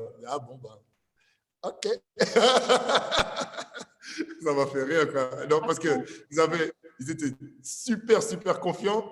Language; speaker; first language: French; native; French